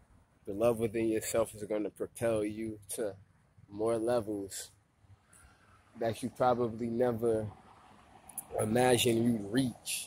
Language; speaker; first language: English; native; English